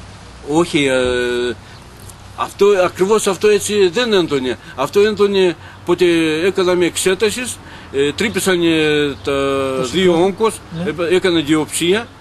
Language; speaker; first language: Greek; non-native, learner; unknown